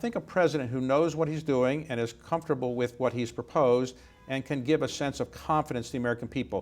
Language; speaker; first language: English; native; English